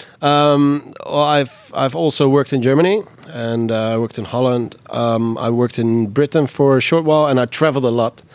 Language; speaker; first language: English; non-native, fluent; Dutch